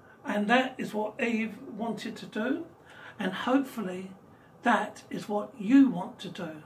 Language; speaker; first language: English; native; English